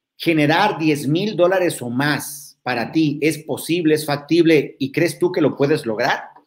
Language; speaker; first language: Spanish; native; Spanish